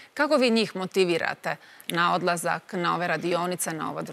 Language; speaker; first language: Croatian; native; Croatian